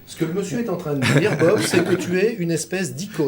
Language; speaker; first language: French; native; French